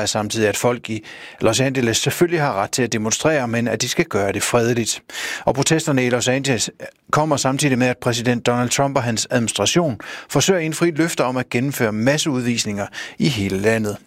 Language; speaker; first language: Danish; native; Danish